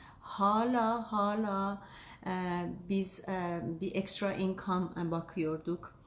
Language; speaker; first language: Turkish; non-native, learner; Azerbaijani